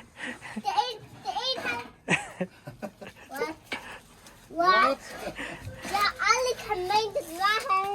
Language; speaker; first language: Danish; early bilingual, other home language; Vietnamese